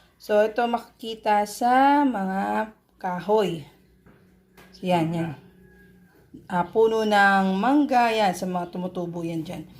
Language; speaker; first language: Filipino; non-native, local second language; Bikol